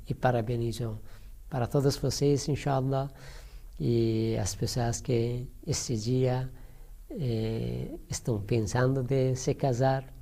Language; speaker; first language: Portuguese; non-native, learner; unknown